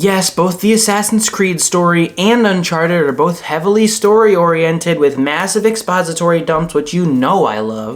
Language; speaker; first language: English; native; English